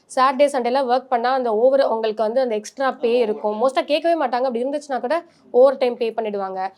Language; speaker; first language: Tamil; native; Tamil